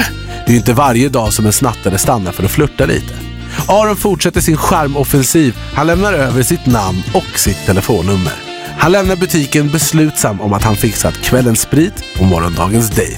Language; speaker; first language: Swedish; native; Swedish